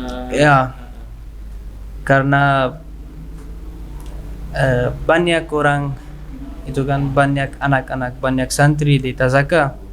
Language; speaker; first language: Indonesian; non-native, learner; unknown